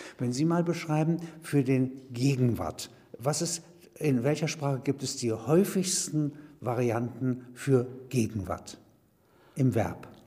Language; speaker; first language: German; native; German